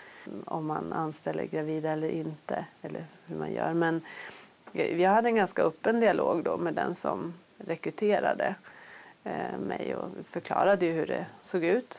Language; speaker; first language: Swedish; native; Swedish